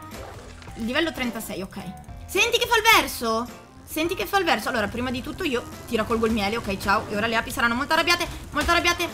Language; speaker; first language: Italian; native; Italian